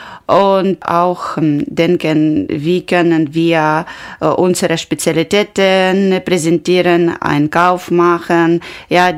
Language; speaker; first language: German; non-native, learner; Ukrainian